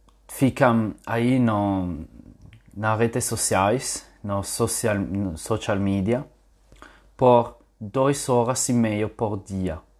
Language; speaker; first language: Portuguese; non-native, fluent; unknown